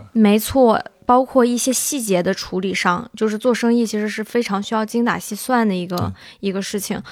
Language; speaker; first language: Chinese; native; Chinese